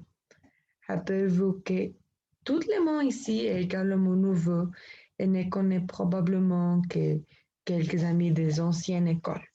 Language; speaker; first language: French; non-native, learner; Spanish